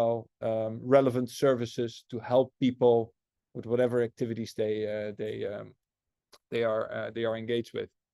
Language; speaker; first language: English; non-native, fluent; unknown